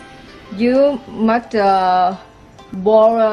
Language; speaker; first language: English; non-native, learner; Thai